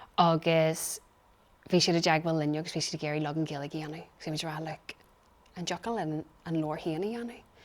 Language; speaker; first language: Irish; non-native, local second language; English